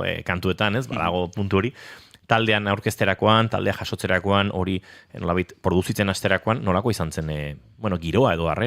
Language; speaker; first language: Basque; native; Basque